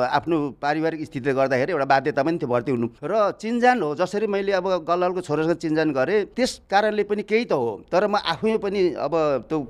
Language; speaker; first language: Nepali; non-native, local second language; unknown